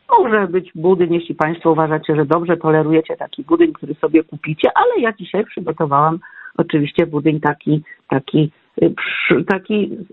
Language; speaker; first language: Polish; native; Polish